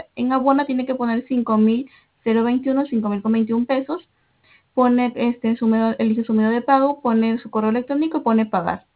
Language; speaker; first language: Spanish; native; Spanish